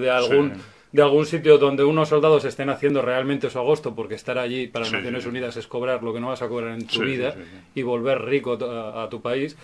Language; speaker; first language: Spanish; native; Spanish